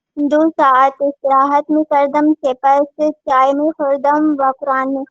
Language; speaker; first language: Persian; non-native, learner; Urdu